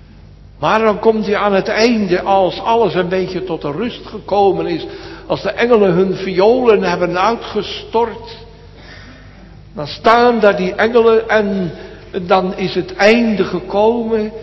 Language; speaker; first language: Dutch; native; Dutch